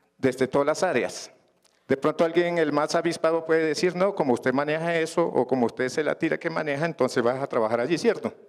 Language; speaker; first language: Spanish; non-native, local second language; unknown